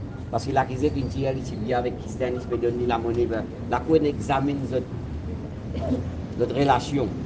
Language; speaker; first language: French; non-native, local second language; Morisyen